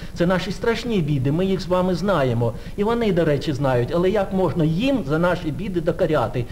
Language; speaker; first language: Ukrainian; native; Ukrainian